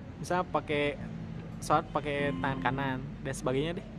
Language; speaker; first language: Indonesian; native; Indonesian